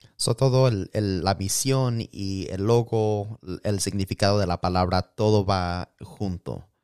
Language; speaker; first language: Spanish; early bilingual, heritage; Spanish